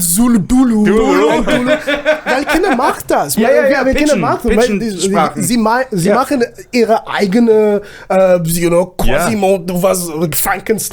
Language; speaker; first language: German; non-native, learner; Zulu